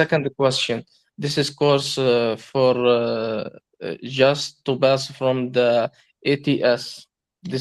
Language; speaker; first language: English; non-native, learner; Arabic